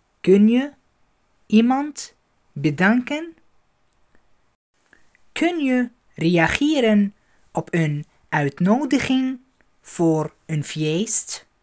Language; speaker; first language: Dutch; non-native, fluent; Arabic